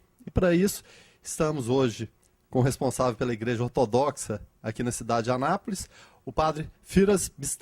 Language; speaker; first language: Portuguese; native; Portuguese